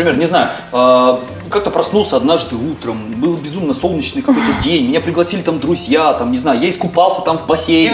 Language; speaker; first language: Russian; native; Russian